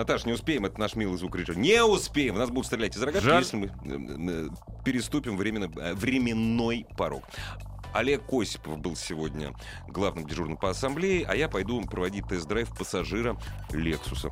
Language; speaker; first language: Russian; native; Russian